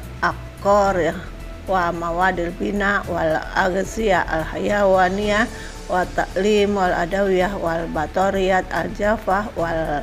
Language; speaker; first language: Arabic; non-native, fluent; Indonesian